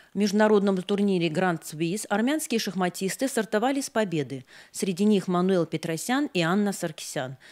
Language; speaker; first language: Russian; non-native, local second language; Armenian